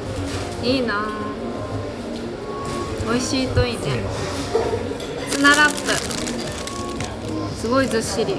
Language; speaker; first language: Japanese; native; Japanese